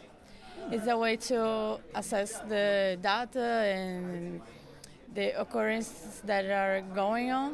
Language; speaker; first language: English; non-native, fluent; Portuguese